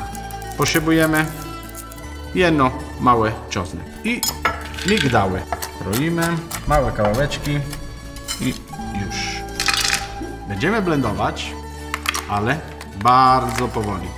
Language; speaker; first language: Polish; non-native, learner; Italian